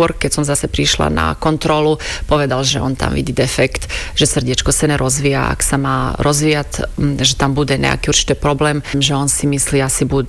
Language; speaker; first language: Slovak; non-native, fluent; Slovenian